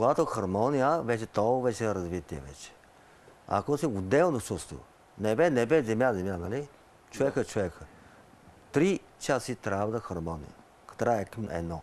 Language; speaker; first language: Bulgarian; non-native, learner; Chinese